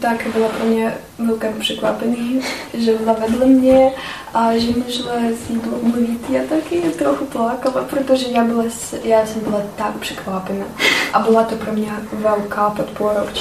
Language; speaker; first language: Czech; non-native, learner; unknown